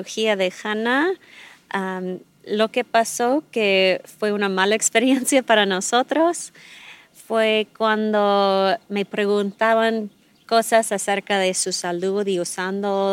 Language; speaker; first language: Spanish; non-native, fluent; English